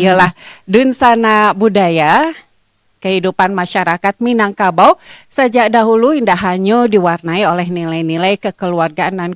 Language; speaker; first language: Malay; non-native, local second language; Minangkabau